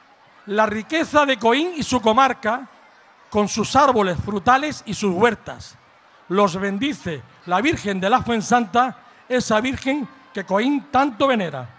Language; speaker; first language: Spanish; native; Spanish